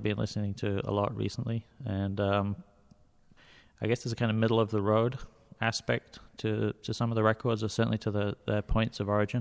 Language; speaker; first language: English; native; English